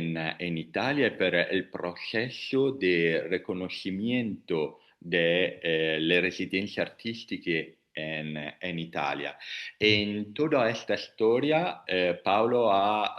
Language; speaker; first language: Spanish; non-native, learner; Italian